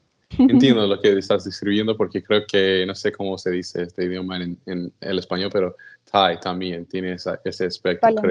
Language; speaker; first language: Spanish; non-native, fluent; English